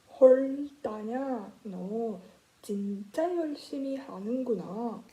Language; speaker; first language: Korean; non-native, learner; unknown